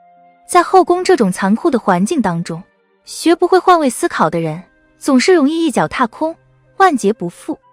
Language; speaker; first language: Chinese; native; Chinese